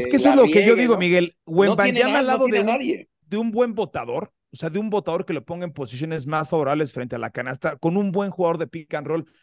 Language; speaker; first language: Spanish; native; Spanish